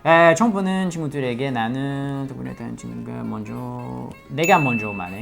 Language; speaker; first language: Korean; non-native, learner; English